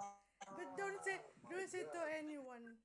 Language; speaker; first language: English; non-native, learner; Indonesian